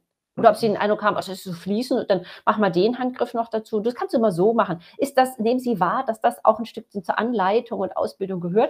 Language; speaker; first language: German; native; German